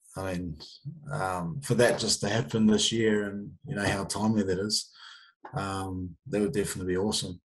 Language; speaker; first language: English; native; English